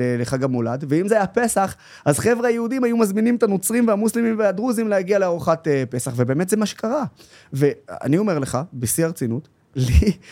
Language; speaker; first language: Hebrew; non-native, local second language; Arabic